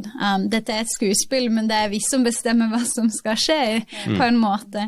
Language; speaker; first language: Norwegian; native; Norwegian